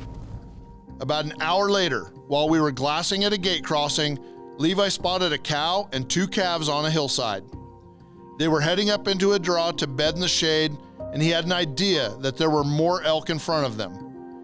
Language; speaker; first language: English; native; English